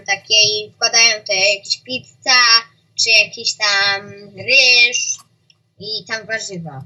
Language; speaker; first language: Polish; early bilingual, heritage; Polish